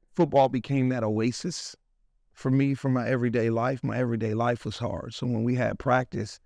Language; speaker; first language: English; native; English